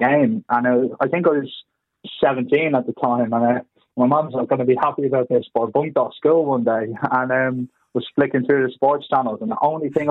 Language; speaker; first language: English; native; English